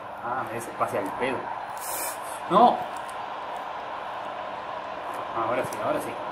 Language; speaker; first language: Spanish; native; Spanish